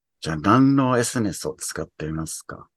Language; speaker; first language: Japanese; early bilingual, heritage; English